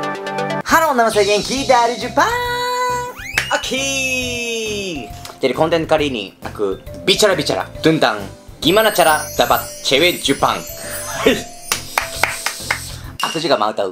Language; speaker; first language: Indonesian; non-native, learner; Japanese